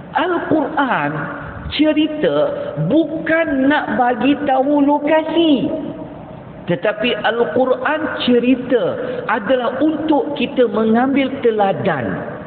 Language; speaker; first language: Malay; native; Malay